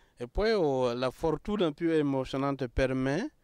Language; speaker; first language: Italian; non-native, fluent; Mossi